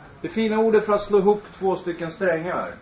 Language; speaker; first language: Swedish; native; Swedish